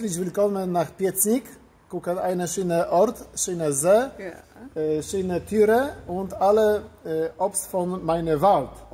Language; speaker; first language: German; non-native, learner; Polish